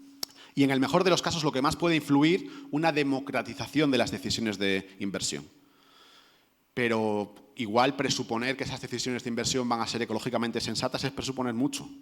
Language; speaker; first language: Spanish; native; Spanish